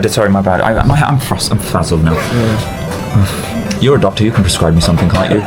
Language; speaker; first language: English; native; English